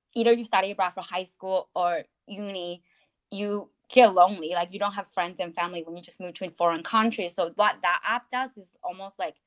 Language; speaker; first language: English; non-native, fluent; Chinese